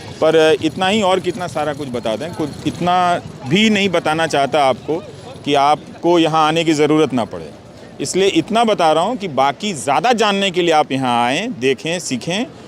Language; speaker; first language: Hindi; native; Hindi